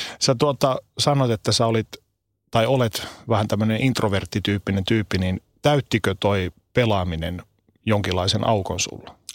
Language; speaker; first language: Finnish; native; Finnish